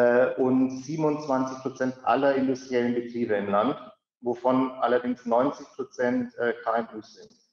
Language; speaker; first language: German; native; German